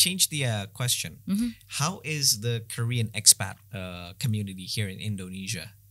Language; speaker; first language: English; non-native, fluent; Indonesian